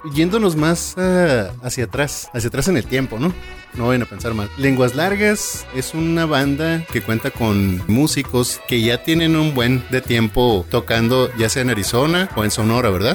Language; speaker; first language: Spanish; native; Spanish